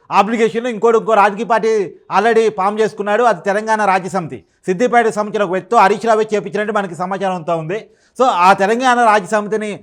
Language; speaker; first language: Telugu; native; Telugu